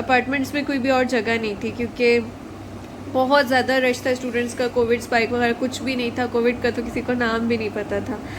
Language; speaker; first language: Urdu; native; Urdu